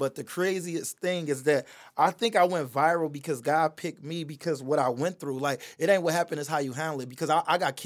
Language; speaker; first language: English; native; English